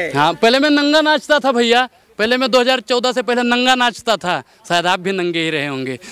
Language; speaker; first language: Hindi; native; Hindi